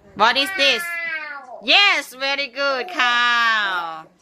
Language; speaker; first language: English; non-native, fluent; Thai